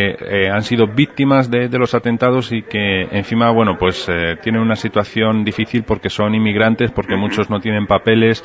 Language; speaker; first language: Spanish; native; Spanish